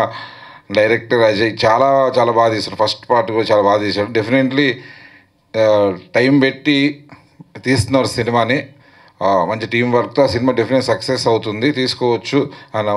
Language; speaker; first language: Telugu; native; Telugu